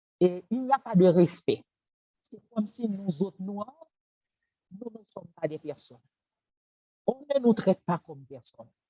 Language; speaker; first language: French; non-native, local second language; Haitian Creole